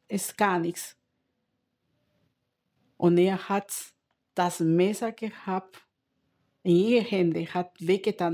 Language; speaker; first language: German; non-native, learner; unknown